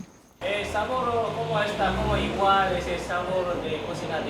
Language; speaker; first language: Spanish; non-native, learner; Korean